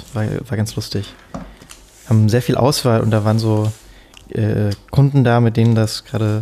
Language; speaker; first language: German; native; German